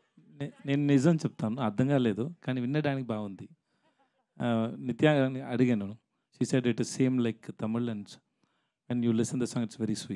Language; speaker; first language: Telugu; non-native, learner; Tamil